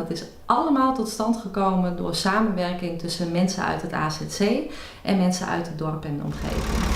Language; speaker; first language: Dutch; native; Dutch